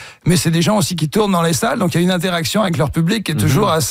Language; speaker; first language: French; native; French